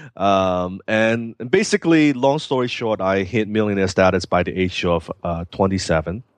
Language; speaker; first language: English; non-native, local second language; Cantonese